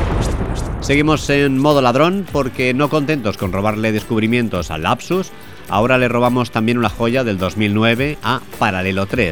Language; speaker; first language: Spanish; native; Spanish